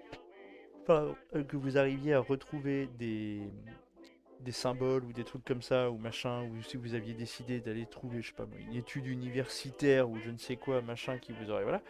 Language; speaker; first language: French; native; French